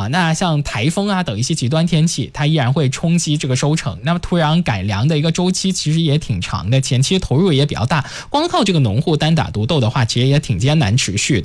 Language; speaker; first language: Chinese; native; Chinese